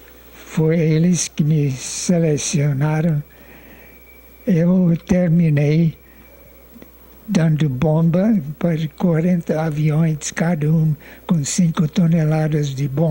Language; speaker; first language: Portuguese; non-native, fluent; English